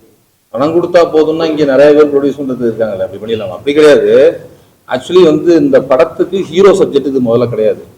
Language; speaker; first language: Tamil; native; Tamil